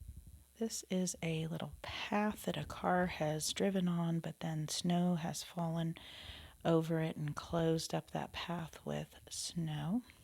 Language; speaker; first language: English; native; English